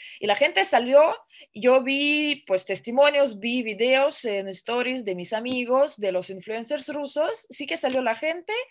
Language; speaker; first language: Spanish; non-native, fluent; Russian